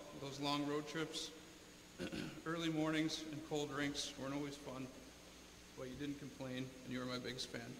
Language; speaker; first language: English; native; English